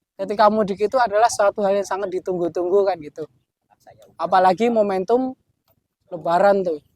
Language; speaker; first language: Indonesian; non-native, local second language; Sundanese